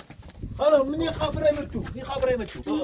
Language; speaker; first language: Persian; non-native, local second language; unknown